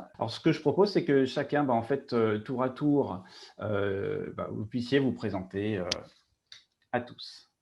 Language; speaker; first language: French; native; French